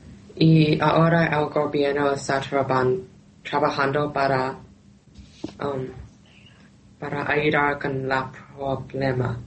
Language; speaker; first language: Spanish; non-native, learner; Thai